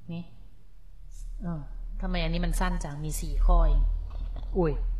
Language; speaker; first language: Thai; native; Thai